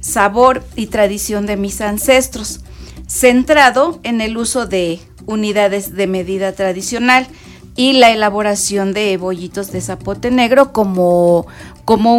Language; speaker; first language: Spanish; non-native, local second language; Nahuatl languages